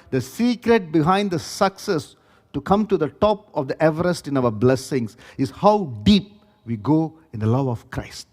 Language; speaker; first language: English; non-native, local second language; Tamil